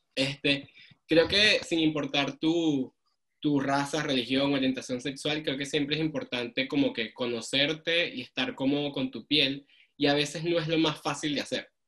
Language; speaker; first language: Spanish; native; Spanish